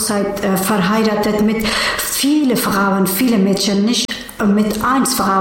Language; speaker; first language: German; non-native, learner; Persian